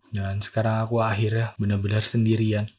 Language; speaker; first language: Indonesian; native; Indonesian